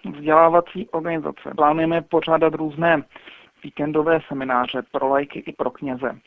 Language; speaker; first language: Czech; native; Czech